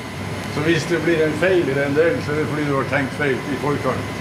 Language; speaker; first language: Norwegian; native; Norwegian